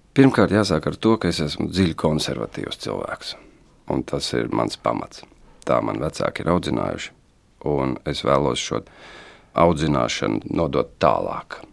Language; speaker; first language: Latvian; native; Latvian